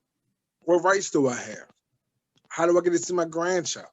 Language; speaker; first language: English; native; English